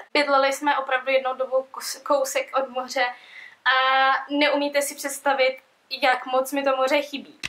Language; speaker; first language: Czech; early bilingual, other home language; Russian